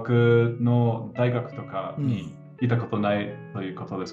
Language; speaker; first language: Japanese; non-native, learner; English